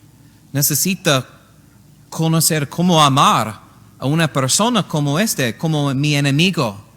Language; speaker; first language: Spanish; non-native, learner; English